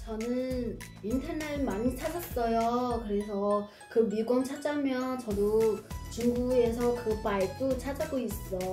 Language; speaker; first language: Korean; non-native, learner; Chinese